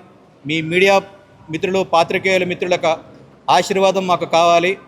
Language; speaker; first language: Telugu; native; Telugu